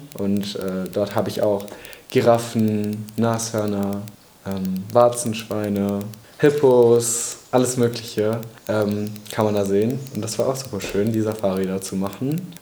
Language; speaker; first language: German; native; German